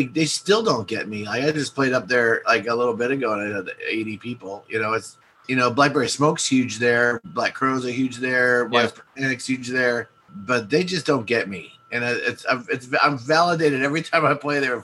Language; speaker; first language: English; native; English